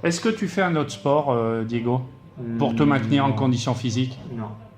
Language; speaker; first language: French; native; French